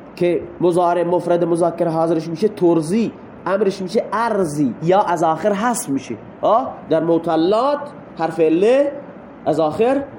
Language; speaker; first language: Persian; non-native, local second language; Baluchi